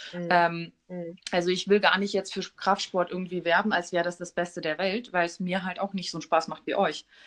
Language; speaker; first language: German; native; German